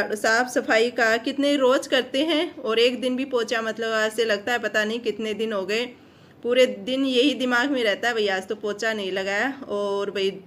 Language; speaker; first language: Hindi; non-native, local second language; Marwari